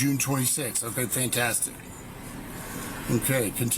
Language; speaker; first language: English; native; English